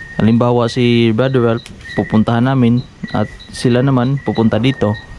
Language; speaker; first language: Filipino; non-native, local second language; Cebuano